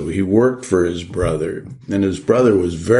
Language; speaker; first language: English; native; English